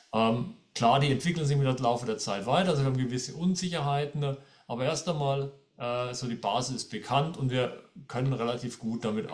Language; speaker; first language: German; native; German